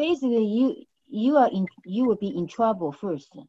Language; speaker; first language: English; non-native, fluent; French